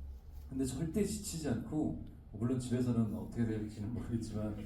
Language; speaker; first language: Korean; native; Korean